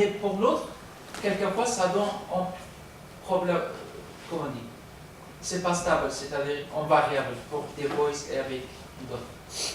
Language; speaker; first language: French; non-native, learner; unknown